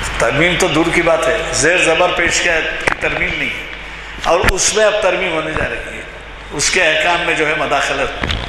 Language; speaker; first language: Urdu; native; Urdu